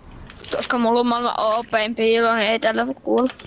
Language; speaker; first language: Finnish; native; Finnish